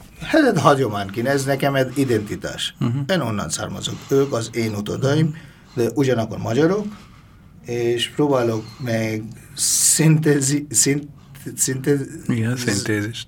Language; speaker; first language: Hungarian; non-native, fluent; Bangla